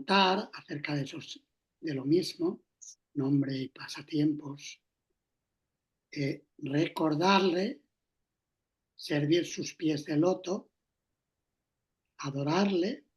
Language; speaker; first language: Spanish; native; Spanish